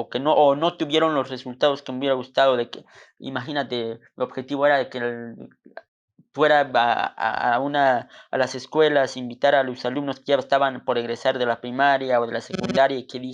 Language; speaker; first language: Spanish; non-native, local second language; Tzotzil